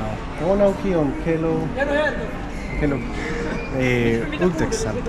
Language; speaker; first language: Finnish; non-native, learner; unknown